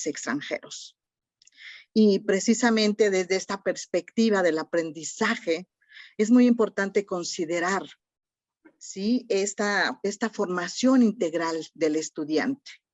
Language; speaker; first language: Spanish; native; Spanish